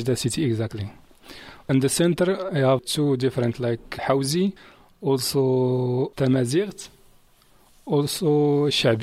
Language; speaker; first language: English; non-native, learner; Arabic